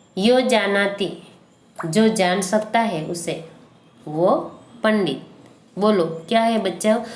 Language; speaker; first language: Hindi; non-native, local second language; Gujarati